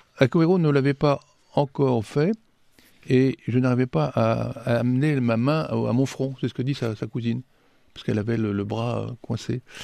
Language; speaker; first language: French; native; French